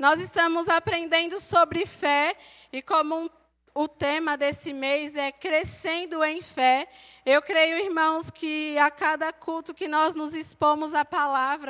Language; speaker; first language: Portuguese; native; Portuguese